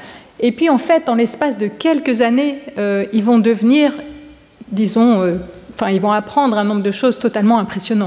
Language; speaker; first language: French; native; French